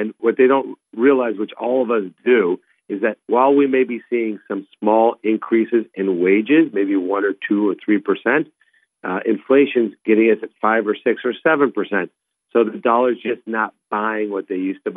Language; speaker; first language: English; non-native, fluent; Spanish